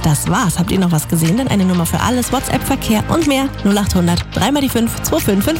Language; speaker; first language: German; native; German